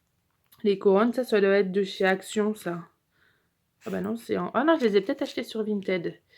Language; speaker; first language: French; native; French